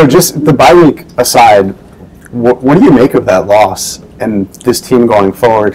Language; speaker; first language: English; native; English